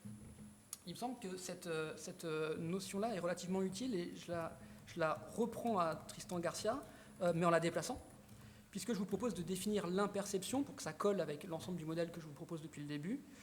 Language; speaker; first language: French; native; French